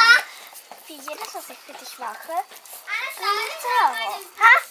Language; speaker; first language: German; early bilingual, other home language; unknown